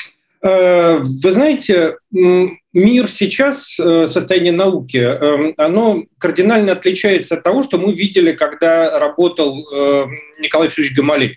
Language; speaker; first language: Russian; native; Russian